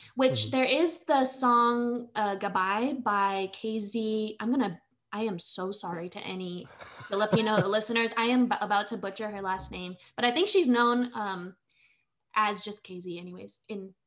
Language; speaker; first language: English; early bilingual, other home language; Vietnamese